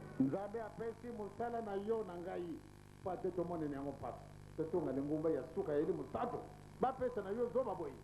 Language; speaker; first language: Lingala; non-native, local second language; Kongo